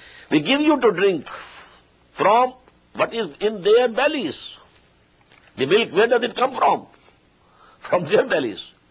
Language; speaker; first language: English; non-native, local second language; Urdu